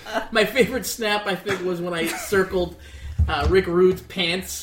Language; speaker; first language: English; early bilingual, other home language; Greek